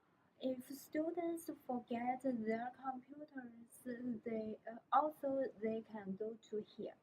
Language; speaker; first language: English; non-native, learner; Chinese